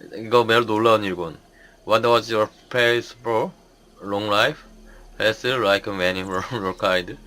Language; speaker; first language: English; non-native, learner; Korean